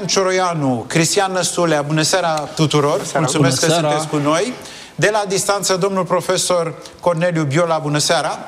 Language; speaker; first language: Romanian; native; Romanian